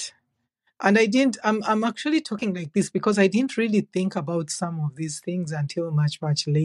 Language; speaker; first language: English; non-native, local second language; Ganda